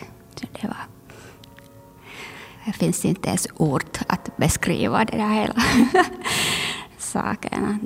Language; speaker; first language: Swedish; non-native, local second language; Finnish